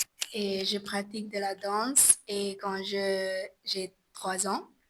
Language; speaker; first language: French; non-native, learner; Spanish